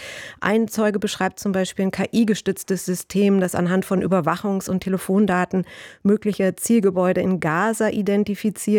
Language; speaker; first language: German; native; German